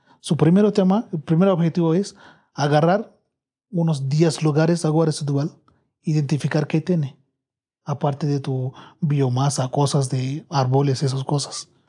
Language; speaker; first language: Spanish; non-native, learner; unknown